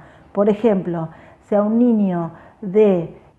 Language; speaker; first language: Spanish; native; Spanish